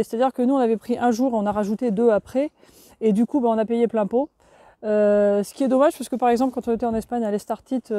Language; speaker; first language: French; native; French